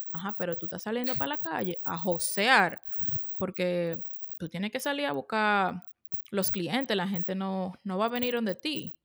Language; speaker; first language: Spanish; native; Spanish